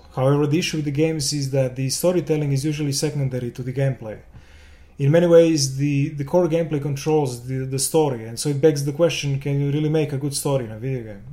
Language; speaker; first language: English; non-native, fluent; Serbian